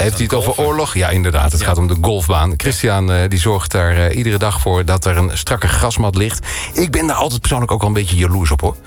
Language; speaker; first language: Dutch; native; Dutch